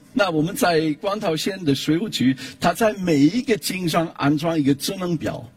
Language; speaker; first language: Chinese; non-native, fluent; German